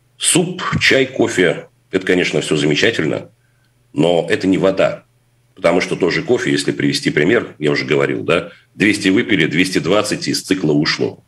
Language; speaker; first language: Russian; native; Russian